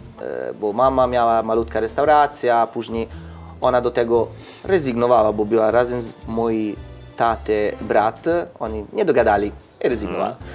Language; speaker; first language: Polish; non-native, learner; Italian